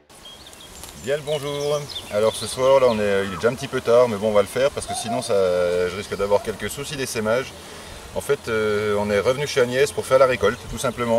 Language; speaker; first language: French; native; French